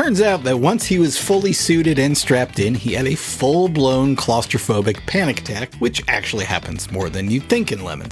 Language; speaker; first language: English; native; English